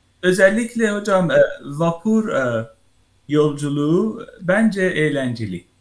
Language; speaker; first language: Turkish; non-native, learner; Persian